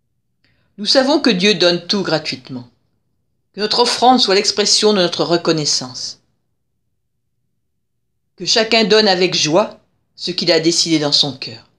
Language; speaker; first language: French; native; French